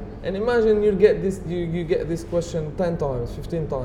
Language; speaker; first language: English; non-native, fluent; Arabic